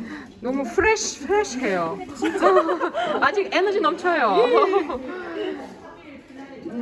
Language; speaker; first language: Korean; non-native, learner; Russian